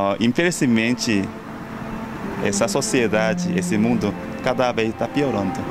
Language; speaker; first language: Portuguese; non-native, fluent; Korean